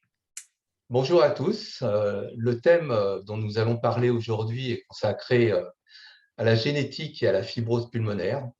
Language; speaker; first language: French; native; French